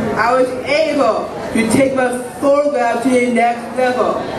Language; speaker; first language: English; native; English